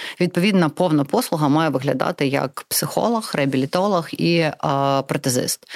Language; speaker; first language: Ukrainian; non-native, local second language; Russian